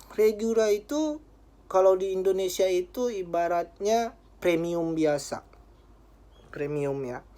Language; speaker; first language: Indonesian; native; Indonesian